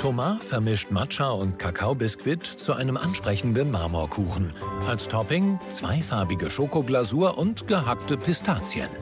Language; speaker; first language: German; native; German